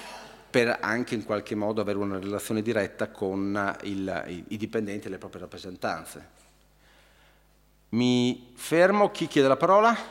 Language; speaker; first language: Italian; native; Italian